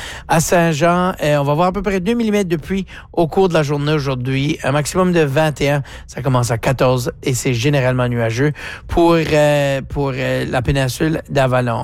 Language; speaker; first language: French; native; French